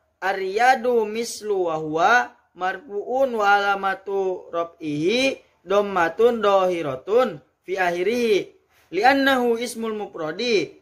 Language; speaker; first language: Arabic; non-native, learner; Indonesian